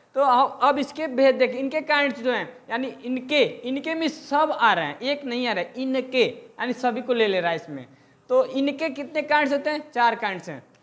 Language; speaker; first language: Hindi; native; Hindi